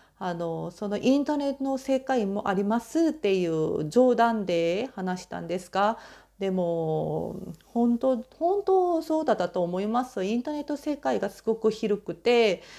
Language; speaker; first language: Japanese; non-native, fluent; Korean